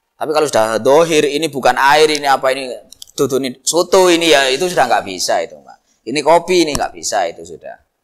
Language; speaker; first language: Indonesian; non-native, local second language; Javanese